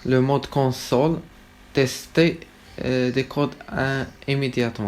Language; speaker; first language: French; non-native, local second language; Arabic